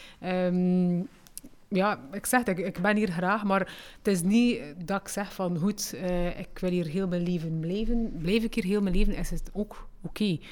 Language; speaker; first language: Dutch; early bilingual, other home language; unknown